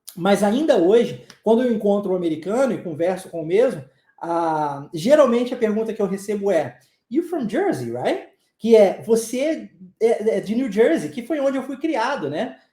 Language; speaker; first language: Portuguese; early bilingual, heritage; Portuguese